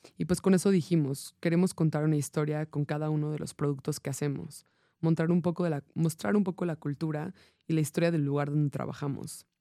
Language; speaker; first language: Spanish; non-native, fluent; English